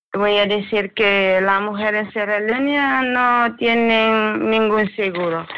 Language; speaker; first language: Spanish; non-native, learner; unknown